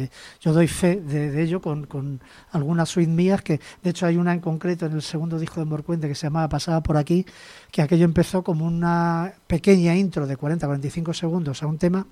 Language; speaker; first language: Spanish; native; Spanish